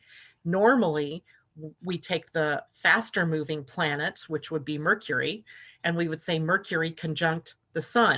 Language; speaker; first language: English; native; English